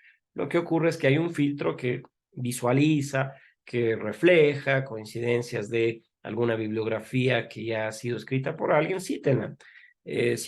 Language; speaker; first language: Spanish; native; Spanish